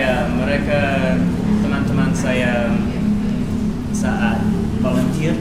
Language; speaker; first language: Indonesian; non-native, learner; English